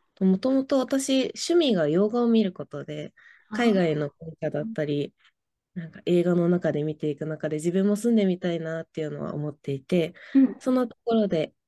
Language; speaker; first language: Japanese; native; Japanese